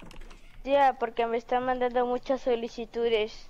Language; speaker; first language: Spanish; native; Spanish